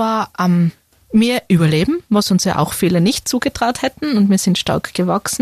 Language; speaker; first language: German; native; German